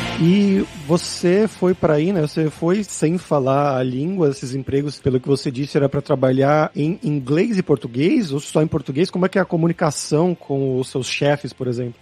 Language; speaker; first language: Portuguese; native; Portuguese